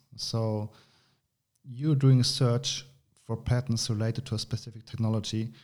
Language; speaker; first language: English; non-native, fluent; German